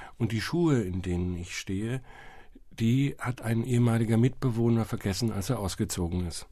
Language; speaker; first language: German; native; German